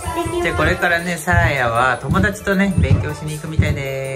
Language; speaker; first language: Japanese; native; Japanese